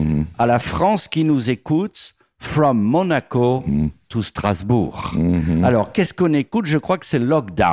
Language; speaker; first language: French; native; French